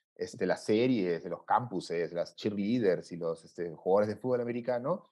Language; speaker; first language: Spanish; native; Spanish